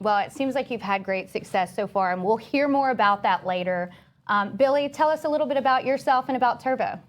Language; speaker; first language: English; native; English